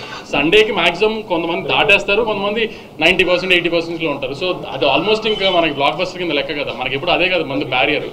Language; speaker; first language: Telugu; native; Telugu